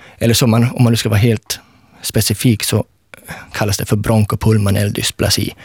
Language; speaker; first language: Swedish; native; Swedish